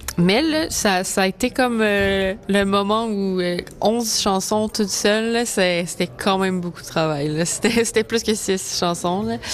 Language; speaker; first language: French; native; French